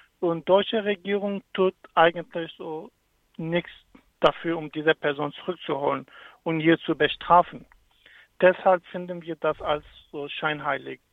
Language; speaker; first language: German; non-native, fluent; Kurdish